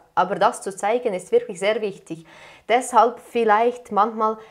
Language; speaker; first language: German; non-native, fluent; Ukrainian